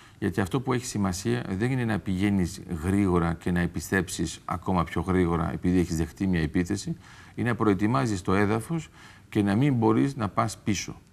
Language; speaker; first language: Greek; early bilingual, heritage; Greek